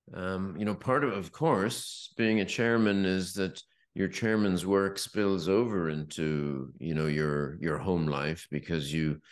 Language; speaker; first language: English; native; English